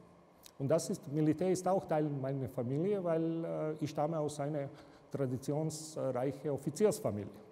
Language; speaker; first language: German; non-native, fluent; Serbian